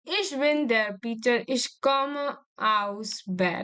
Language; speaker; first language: German; non-native, learner; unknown